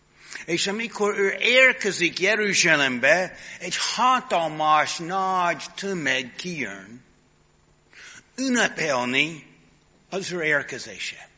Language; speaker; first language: Hungarian; non-native, fluent; English